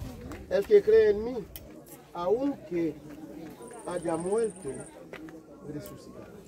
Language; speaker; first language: Spanish; non-native, learner; Haitian Creole